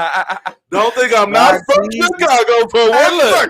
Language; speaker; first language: English; native; English